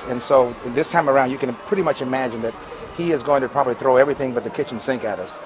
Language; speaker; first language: English; native; English